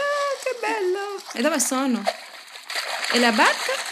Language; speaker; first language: Italian; non-native, fluent; Spanish